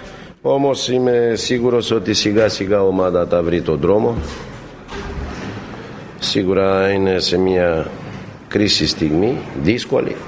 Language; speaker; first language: Greek; non-native, fluent; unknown